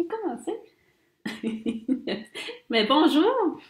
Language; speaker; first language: French; native; French